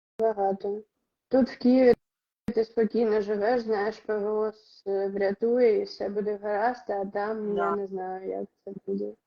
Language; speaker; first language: Ukrainian; non-native, local second language; Russian